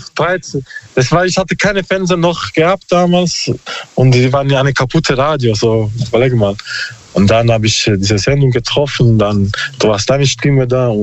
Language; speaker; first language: German; non-native, learner; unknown